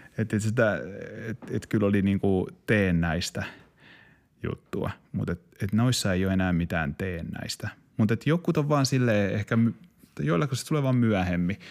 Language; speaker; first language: Finnish; native; Finnish